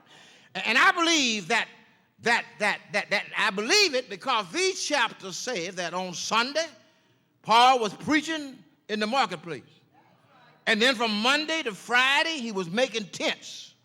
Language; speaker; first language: English; native; English